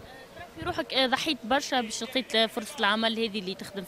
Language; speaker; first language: Arabic; native; Arabic